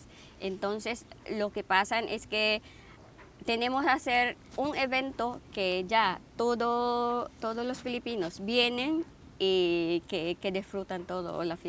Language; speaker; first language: Spanish; non-native, fluent; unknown